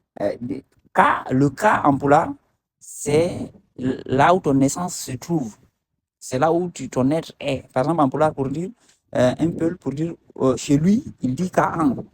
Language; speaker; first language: French; non-native, local second language; Fula